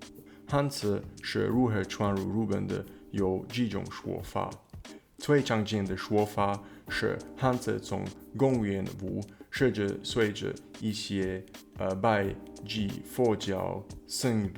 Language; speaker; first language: Chinese; non-native, fluent; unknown